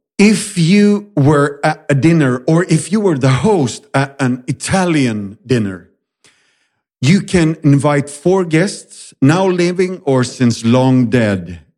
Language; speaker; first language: English; non-native, fluent; Swedish